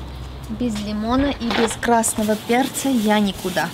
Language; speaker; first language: Russian; non-native, local second language; Armenian